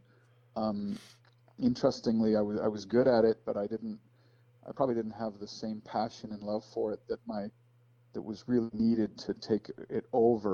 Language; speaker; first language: English; native; English